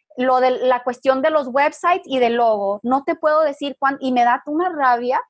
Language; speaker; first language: Spanish; early bilingual, heritage; Spanish